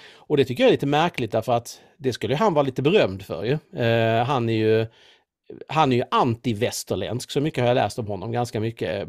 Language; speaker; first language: Swedish; native; Swedish